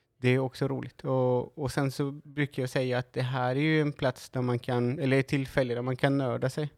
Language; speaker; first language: Swedish; non-native, fluent; Spanish